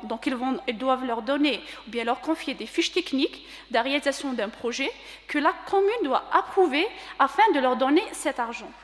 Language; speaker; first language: French; non-native, local second language; Kabyle